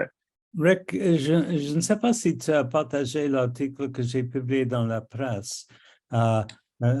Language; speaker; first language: French; non-native, local second language; English